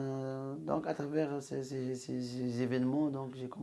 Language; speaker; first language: French; non-native, local second language; Arabic